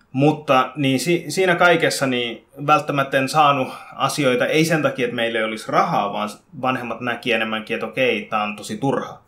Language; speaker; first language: Finnish; early bilingual, other home language; Bangla